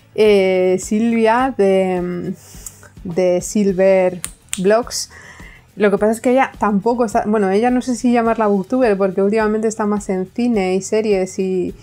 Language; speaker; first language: Spanish; native; Spanish